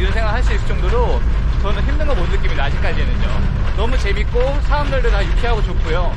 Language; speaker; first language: Korean; native; Korean